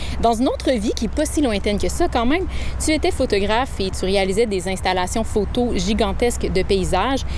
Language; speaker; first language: French; native; French